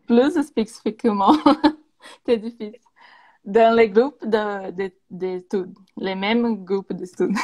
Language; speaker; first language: French; non-native, learner; Portuguese